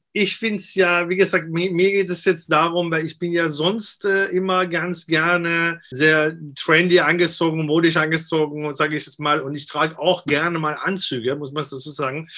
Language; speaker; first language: German; non-native, fluent; Persian